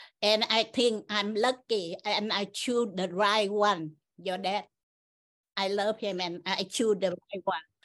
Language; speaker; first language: English; non-native, learner; Vietnamese